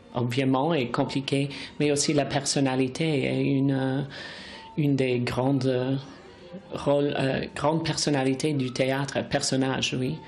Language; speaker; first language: French; non-native, fluent; English